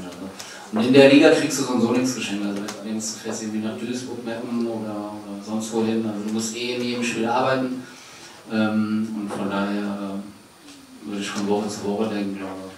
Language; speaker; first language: German; native; German